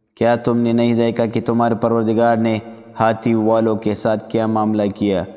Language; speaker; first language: Urdu; non-native, local second language; Pashto